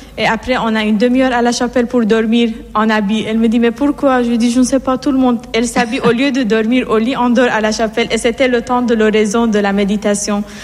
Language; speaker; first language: French; non-native, fluent; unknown